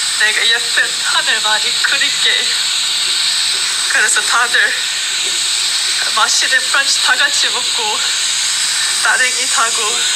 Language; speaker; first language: Korean; non-native, learner; English